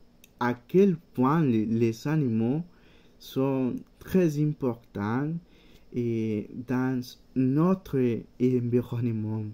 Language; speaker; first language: French; non-native, learner; Spanish